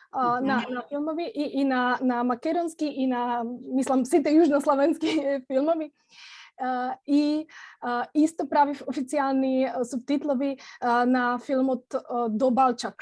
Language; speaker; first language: Macedonian; non-native, fluent; Czech